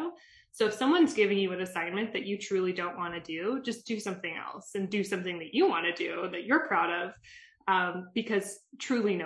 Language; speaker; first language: English; native; English